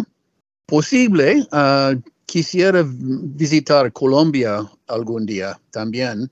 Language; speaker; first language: Spanish; non-native, learner; English